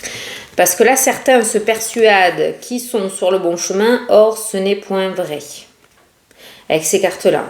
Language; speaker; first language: French; native; French